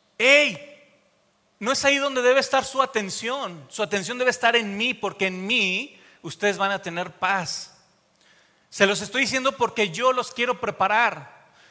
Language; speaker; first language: Spanish; native; Spanish